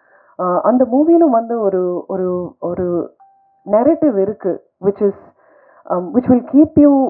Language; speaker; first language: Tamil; non-native, fluent; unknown